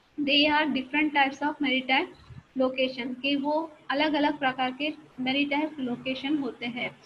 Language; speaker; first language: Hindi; non-native, local second language; Marathi